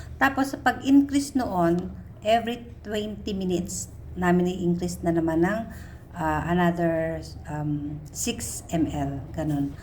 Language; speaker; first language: Filipino; native; Filipino